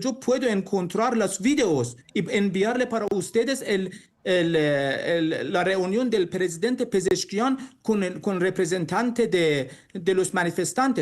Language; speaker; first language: Spanish; non-native, learner; Persian